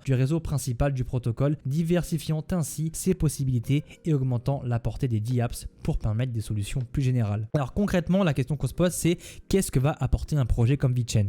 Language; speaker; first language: French; native; French